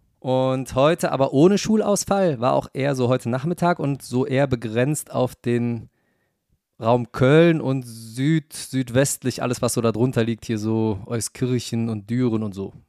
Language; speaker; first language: German; native; German